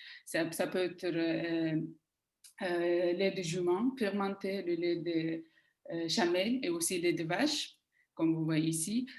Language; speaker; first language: French; non-native, fluent; Kazakh